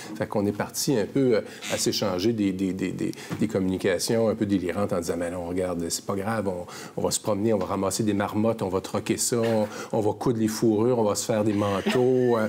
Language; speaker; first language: French; native; French